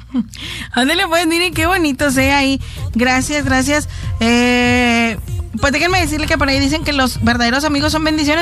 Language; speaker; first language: Spanish; native; Spanish